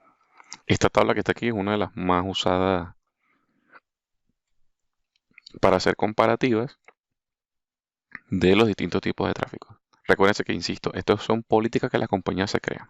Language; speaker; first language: Spanish; native; Spanish